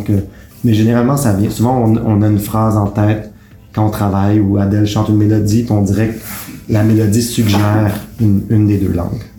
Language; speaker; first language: French; native; French